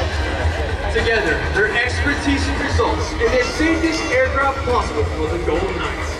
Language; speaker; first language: English; native; English